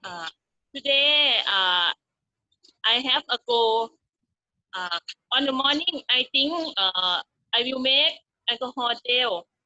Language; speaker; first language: English; non-native, learner; Thai